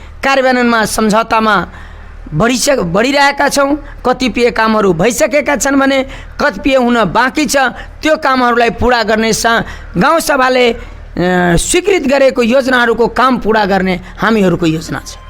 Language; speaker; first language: Nepali; non-native, local second language; Maithili